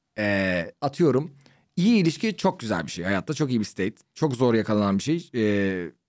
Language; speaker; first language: Turkish; native; Turkish